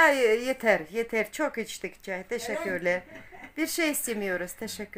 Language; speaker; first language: Turkish; non-native, learner; Russian